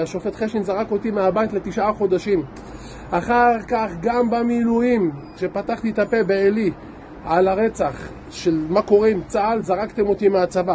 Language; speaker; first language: Hebrew; native; Hebrew